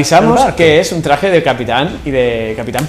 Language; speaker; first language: Spanish; native; Spanish